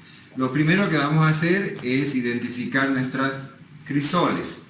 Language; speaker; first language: Spanish; native; Spanish